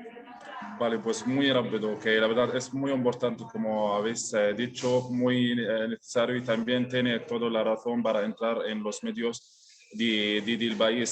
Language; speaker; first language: Spanish; non-native, learner; Arabic